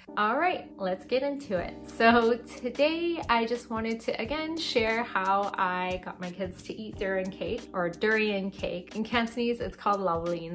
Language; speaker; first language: English; early bilingual, other home language; Cantonese